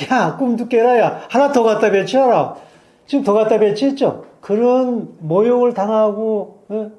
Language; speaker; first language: Korean; native; Korean